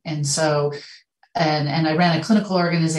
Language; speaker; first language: English; native; English